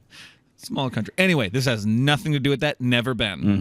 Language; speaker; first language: English; native; English